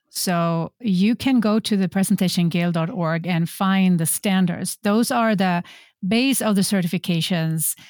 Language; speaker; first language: English; non-native, fluent; Swedish